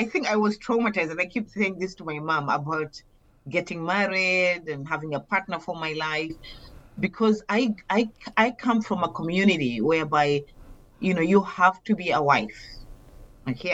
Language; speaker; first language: English; non-native, local second language; Swahili